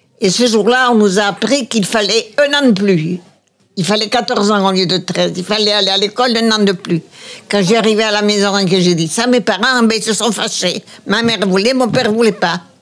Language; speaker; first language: French; native; French